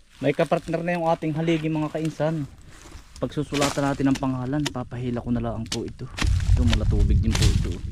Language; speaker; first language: Filipino; native; Filipino